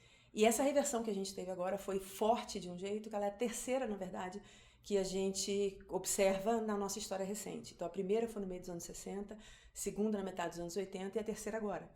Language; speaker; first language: Portuguese; native; Portuguese